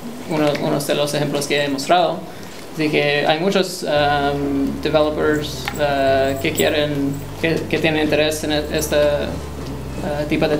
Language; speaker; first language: Spanish; non-native, fluent; English